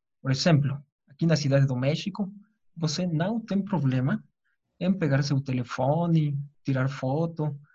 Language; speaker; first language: Portuguese; non-native, fluent; Spanish